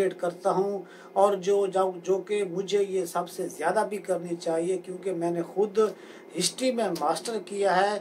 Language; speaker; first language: Urdu; native; Urdu